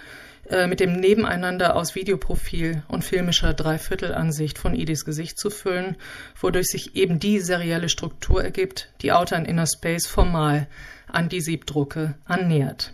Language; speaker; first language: German; native; German